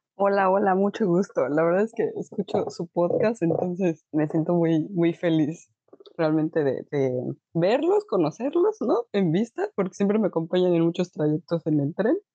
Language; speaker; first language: Spanish; native; Spanish